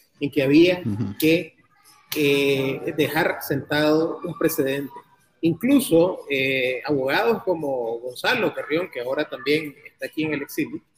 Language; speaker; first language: Spanish; native; Spanish